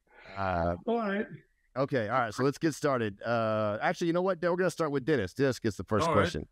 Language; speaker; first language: English; native; English